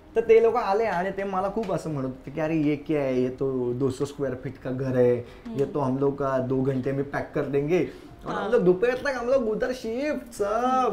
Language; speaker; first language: Hindi; non-native, local second language; Marathi